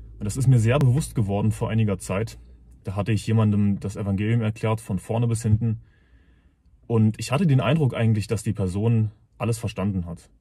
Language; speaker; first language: German; native; German